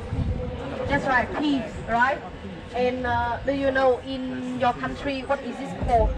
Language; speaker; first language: English; non-native, learner; Vietnamese